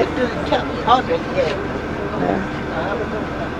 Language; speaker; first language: Swedish; native; Swedish